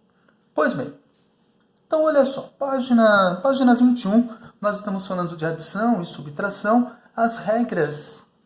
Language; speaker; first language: Portuguese; native; Portuguese